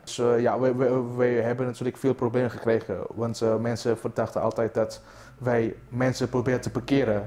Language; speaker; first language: Dutch; non-native, fluent; Indonesian